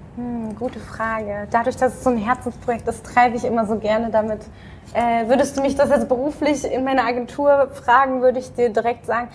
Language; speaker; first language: German; native; German